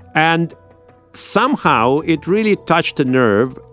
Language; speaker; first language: English; non-native, fluent; Russian